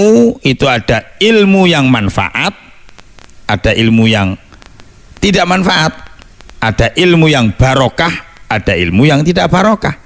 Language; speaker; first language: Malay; non-native, local second language; Javanese